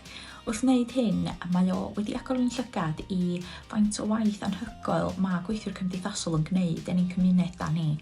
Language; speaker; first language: Welsh; native; Welsh